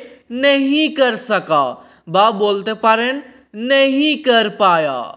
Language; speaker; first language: Hindi; non-native, fluent; Bangla